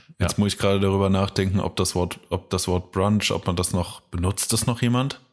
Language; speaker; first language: German; native; German